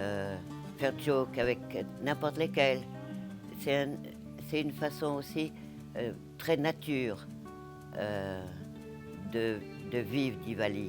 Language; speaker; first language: French; non-native, local second language; Morisyen